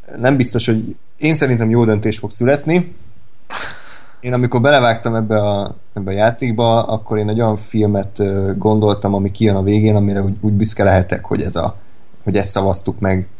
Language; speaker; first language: Hungarian; native; Hungarian